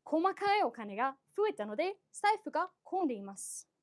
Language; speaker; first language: Japanese; non-native, fluent; English